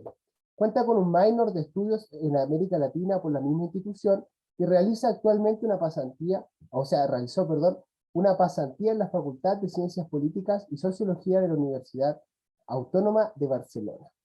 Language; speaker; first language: Spanish; native; Spanish